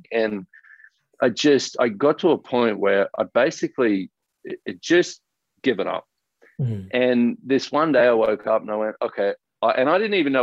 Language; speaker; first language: English; native; English